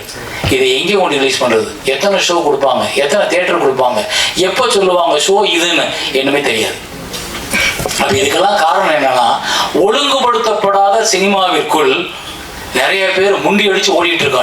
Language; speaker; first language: Tamil; native; Tamil